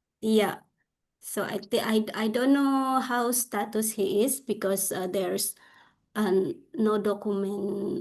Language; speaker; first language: English; non-native, learner; Indonesian